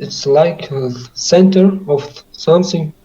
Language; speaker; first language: English; non-native, learner; Tajik